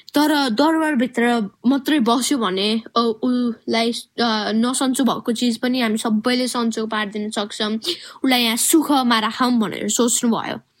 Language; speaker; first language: Nepali; early bilingual, heritage; Nepali